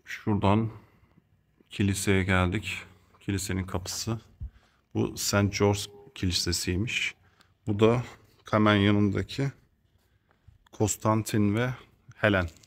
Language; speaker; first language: Turkish; native; Turkish